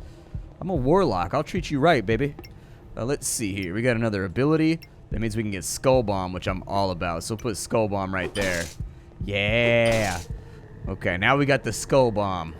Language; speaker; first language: English; native; English